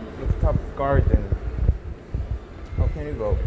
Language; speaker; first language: English; non-native, local second language; Filipino